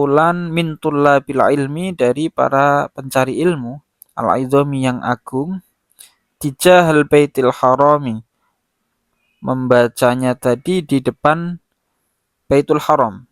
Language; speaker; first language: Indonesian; native; Indonesian